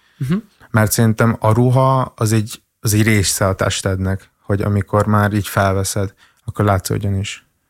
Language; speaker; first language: Hungarian; early bilingual, other home language; Vietnamese